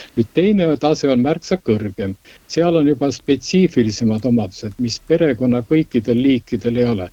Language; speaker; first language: Estonian; native; Estonian